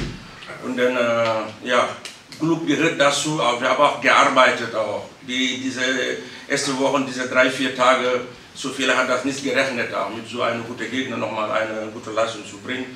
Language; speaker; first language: German; non-native, fluent; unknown